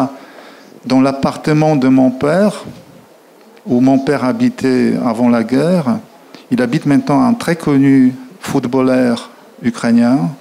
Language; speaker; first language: French; non-native, fluent; Polish